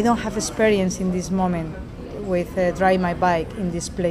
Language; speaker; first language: English; non-native, learner; Spanish